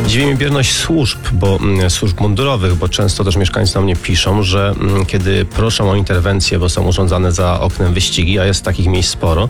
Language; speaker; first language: Polish; native; Polish